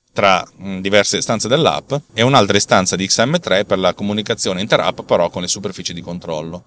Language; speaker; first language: Italian; native; Italian